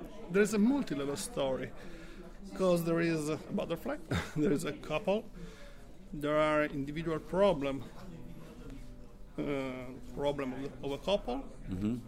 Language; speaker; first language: English; non-native, learner; Italian